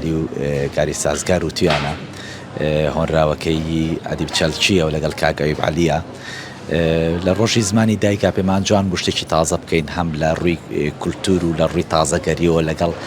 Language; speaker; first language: Central Kurdish; native; Central Kurdish